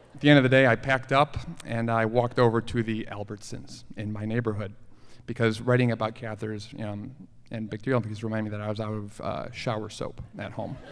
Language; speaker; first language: English; native; English